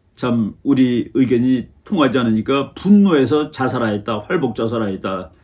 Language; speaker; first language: Korean; native; Korean